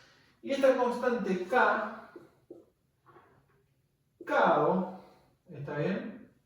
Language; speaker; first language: Spanish; native; Spanish